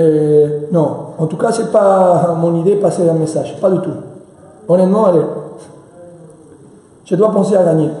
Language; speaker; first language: French; non-native, fluent; Spanish